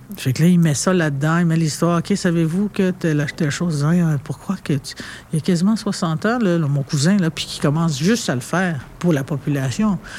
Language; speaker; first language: French; non-native, local second language; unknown